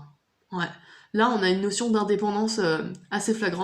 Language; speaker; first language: French; native; French